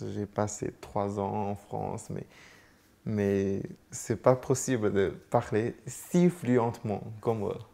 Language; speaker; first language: French; non-native, fluent; Chinese